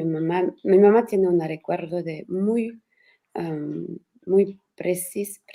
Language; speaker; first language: Spanish; non-native, learner; French